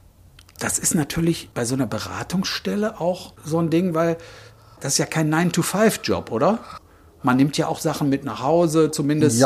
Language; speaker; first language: German; native; German